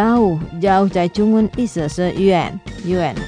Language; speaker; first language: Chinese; non-native, fluent; Indonesian